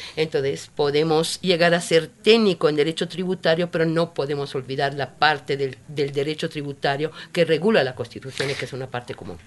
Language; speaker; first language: Spanish; non-native, fluent; Italian